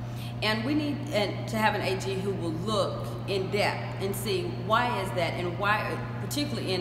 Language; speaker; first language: English; native; English